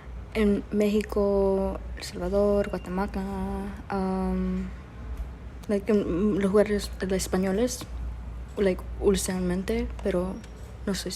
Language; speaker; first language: Spanish; early bilingual, heritage; Spanish